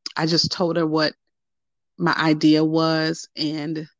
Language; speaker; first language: English; native; English